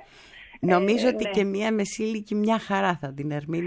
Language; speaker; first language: Greek; native; Greek